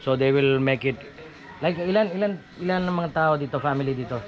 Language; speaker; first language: Filipino; non-native, learner; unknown